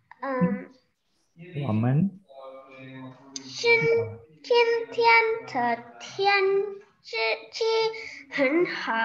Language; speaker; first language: Chinese; non-native, learner; Indonesian